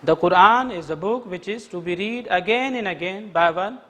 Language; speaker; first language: English; non-native, local second language; Urdu